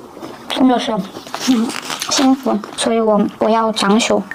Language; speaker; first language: Chinese; non-native, learner; Korean